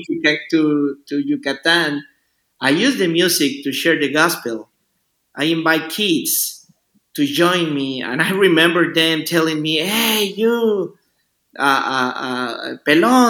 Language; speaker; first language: English; non-native, learner; Spanish